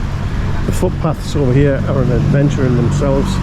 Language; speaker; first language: English; native; English